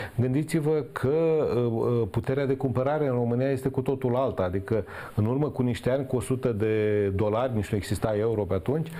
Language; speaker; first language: Romanian; native; Romanian